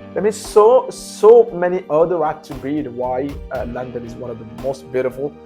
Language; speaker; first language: English; non-native, local second language; Bangla